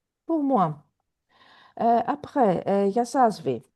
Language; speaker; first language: French; non-native, fluent; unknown